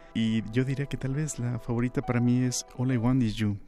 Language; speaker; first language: Spanish; native; Spanish